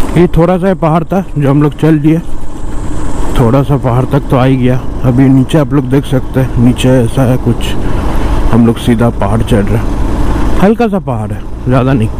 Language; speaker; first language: Hindi; non-native, local second language; Bangla